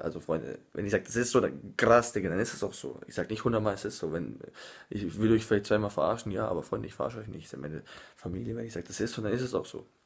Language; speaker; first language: German; non-native, fluent; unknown